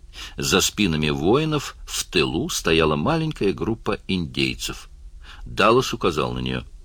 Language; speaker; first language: Russian; native; Russian